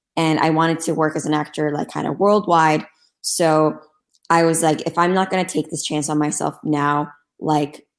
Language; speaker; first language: English; non-native, fluent; Turkish